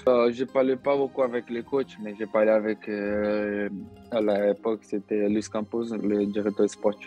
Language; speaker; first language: French; non-native, learner; Portuguese